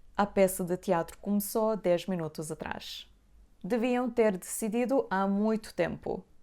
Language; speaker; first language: Portuguese; native; Portuguese